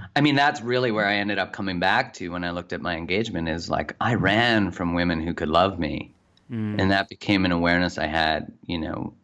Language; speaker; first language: English; native; English